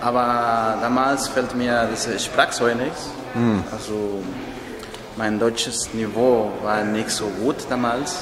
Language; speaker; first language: German; non-native, learner; Spanish